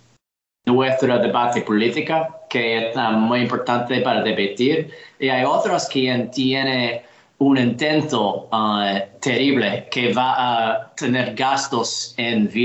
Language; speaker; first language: Spanish; non-native, learner; English